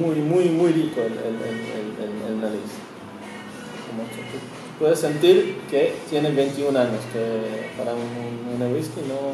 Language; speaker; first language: Spanish; early bilingual, heritage; Spanish